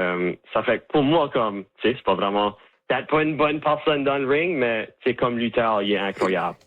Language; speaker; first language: French; native; French